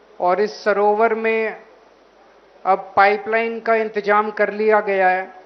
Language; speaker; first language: Hindi; native; Hindi